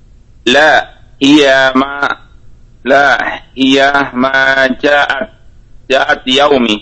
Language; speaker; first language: Arabic; non-native, learner; Indonesian